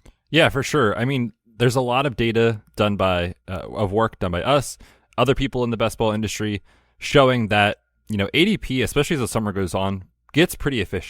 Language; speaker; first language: English; native; English